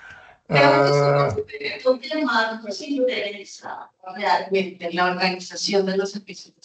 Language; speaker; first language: Spanish; native; Spanish